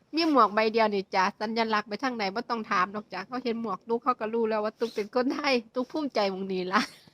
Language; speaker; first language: Thai; native; Thai